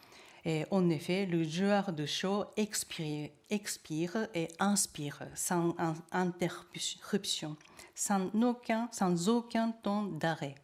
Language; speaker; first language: French; non-native, learner; Japanese